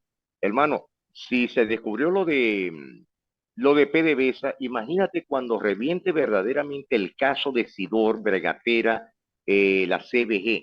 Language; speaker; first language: Spanish; native; Spanish